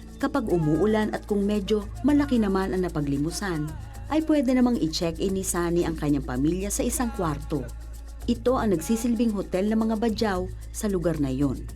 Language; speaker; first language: Filipino; native; Filipino